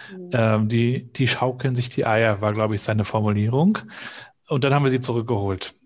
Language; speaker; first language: German; native; German